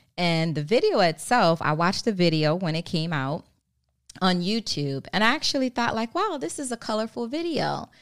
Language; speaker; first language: English; native; English